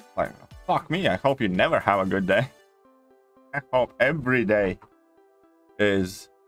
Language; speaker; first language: English; non-native, fluent; Latvian